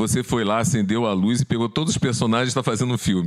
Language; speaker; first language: Portuguese; native; Portuguese